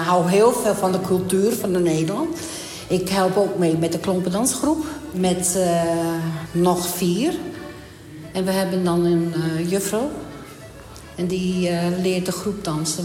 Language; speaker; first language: Dutch; early bilingual, heritage; Dutch